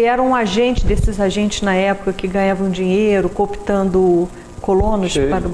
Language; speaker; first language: Portuguese; native; Portuguese